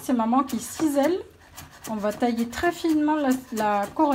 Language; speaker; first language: French; native; French